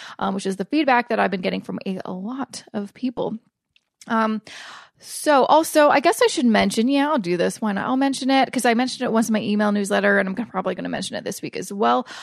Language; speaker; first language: English; native; English